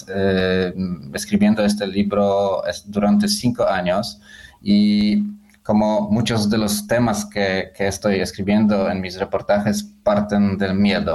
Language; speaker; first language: Spanish; non-native, fluent; Polish